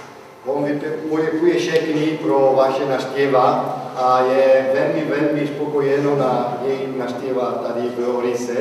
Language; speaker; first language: Czech; non-native, learner; Italian